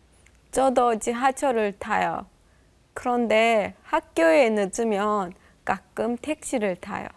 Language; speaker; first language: Korean; non-native, learner; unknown